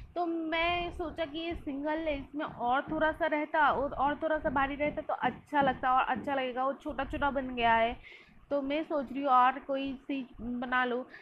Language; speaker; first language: Hindi; non-native, local second language; Bangla